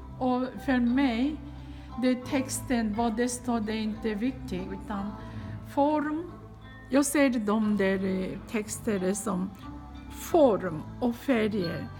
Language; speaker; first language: Swedish; non-native, fluent; Korean